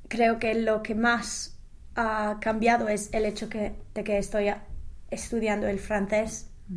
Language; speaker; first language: Spanish; non-native, fluent; English